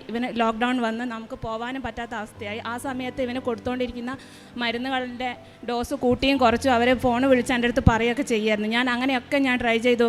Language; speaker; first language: Malayalam; native; Malayalam